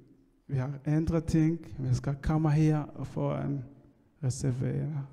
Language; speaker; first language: Danish; non-native, learner; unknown